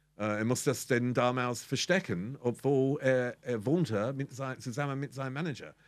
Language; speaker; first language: German; non-native, fluent; English